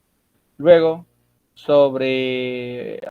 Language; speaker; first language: Spanish; native; Spanish